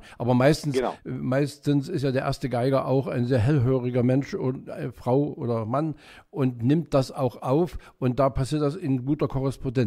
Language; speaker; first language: German; native; German